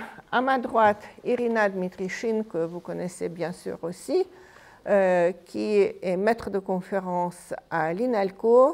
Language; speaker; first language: French; non-native, fluent; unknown